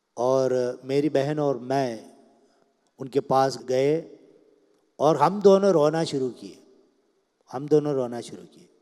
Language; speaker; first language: Hindi; non-native, local second language; Malayalam